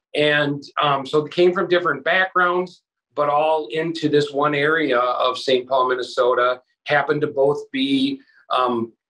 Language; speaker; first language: English; native; English